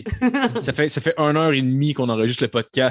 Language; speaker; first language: French; native; French